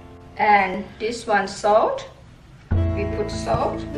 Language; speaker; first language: English; non-native, learner; Thai